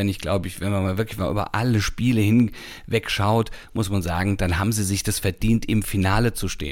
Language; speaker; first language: German; native; German